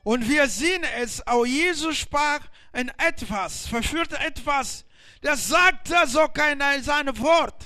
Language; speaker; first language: German; non-native, learner; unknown